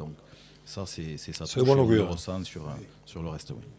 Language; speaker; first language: French; native; French